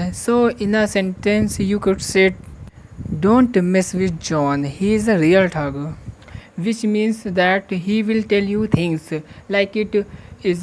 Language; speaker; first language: English; non-native, local second language; Hindi